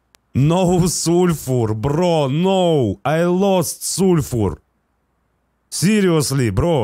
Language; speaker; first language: English; non-native, learner; Russian